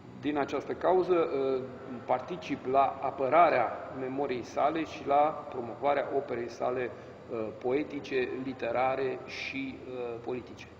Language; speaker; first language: Romanian; early bilingual, heritage; Romanian